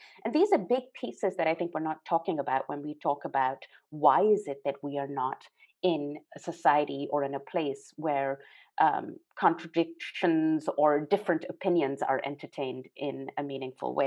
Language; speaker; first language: English; non-native, local second language; Urdu